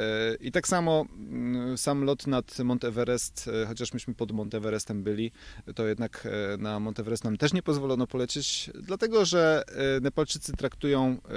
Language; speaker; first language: Polish; native; Polish